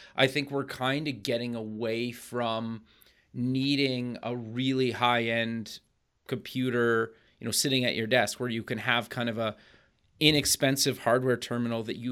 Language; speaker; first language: English; native; English